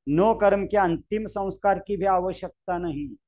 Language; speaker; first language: Hindi; non-native, local second language; Marathi